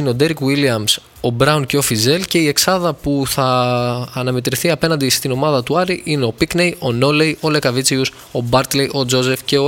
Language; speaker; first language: Greek; native; Greek